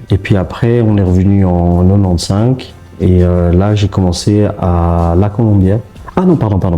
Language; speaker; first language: French; early bilingual, heritage; French